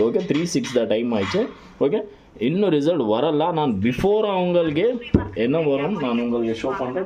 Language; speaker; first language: Tamil; non-native, local second language; Malayalam